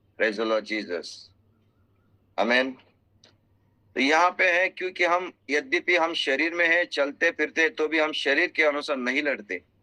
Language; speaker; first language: Hindi; non-native, local second language; Marathi